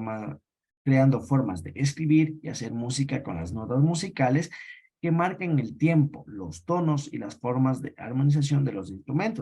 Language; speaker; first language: Spanish; native; Spanish